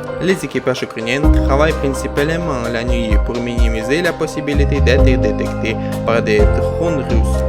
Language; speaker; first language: French; non-native, fluent; Ukrainian